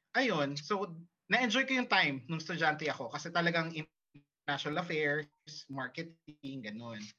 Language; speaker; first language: Filipino; early bilingual, heritage; Filipino